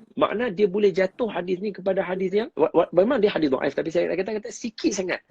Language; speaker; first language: Malay; native; Malay